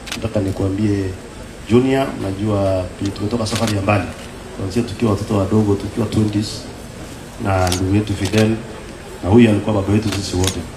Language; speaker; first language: Swahili; non-native, local second language; Kalenjin